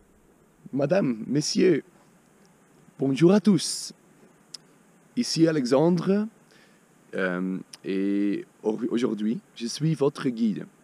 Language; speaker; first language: French; non-native, learner; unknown